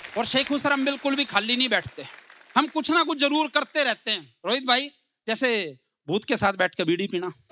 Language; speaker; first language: Hindi; native; Hindi